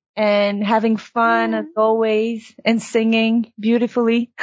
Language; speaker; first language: English; early bilingual, heritage; Chinese